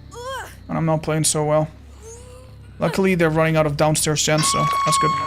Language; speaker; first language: English; native; English